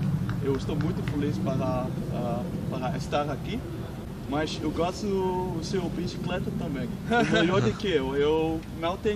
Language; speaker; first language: Portuguese; non-native, learner; Dutch